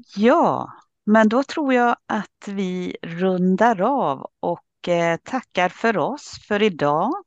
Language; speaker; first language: Swedish; early bilingual, other home language; Finnish